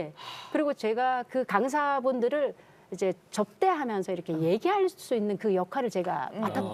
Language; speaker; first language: Korean; native; Korean